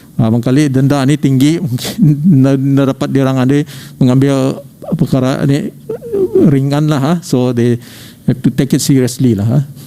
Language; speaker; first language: Malay; native; Malay